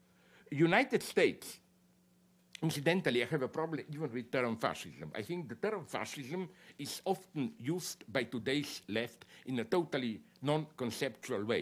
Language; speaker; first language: English; non-native, fluent; Slovenian